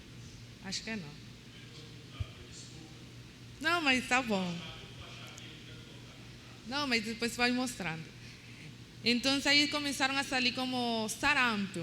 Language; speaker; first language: Portuguese; non-native, learner; Spanish